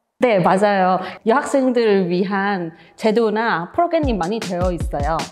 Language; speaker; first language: Korean; non-native, fluent; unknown